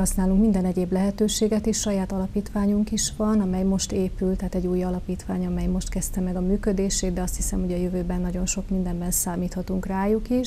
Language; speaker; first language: Hungarian; native; Hungarian